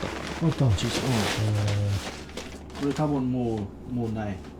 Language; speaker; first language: Japanese; non-native, learner; German